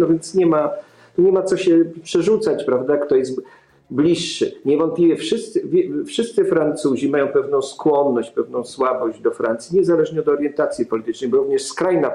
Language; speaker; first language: Polish; native; Polish